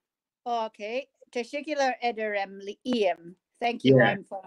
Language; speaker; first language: Turkish; non-native, learner; English